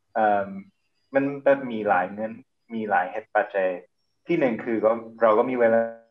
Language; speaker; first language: Thai; non-native, fluent; English